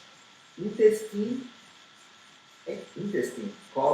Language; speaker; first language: English; non-native, learner; Portuguese